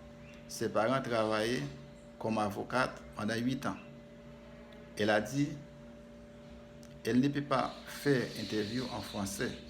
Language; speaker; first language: French; non-native, learner; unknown